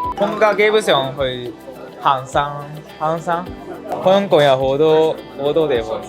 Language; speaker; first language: Cantonese; non-native, fluent; Japanese